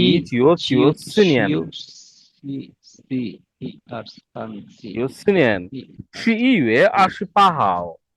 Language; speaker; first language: Chinese; non-native, learner; Bangla